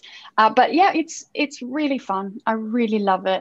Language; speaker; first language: English; native; English